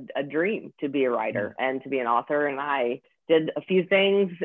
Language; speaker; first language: English; native; English